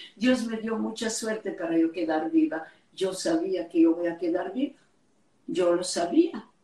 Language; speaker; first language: Spanish; non-native, fluent; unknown